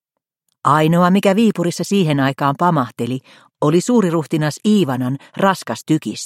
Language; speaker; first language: Finnish; native; Finnish